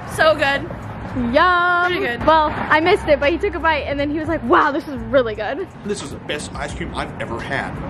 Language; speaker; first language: English; native; English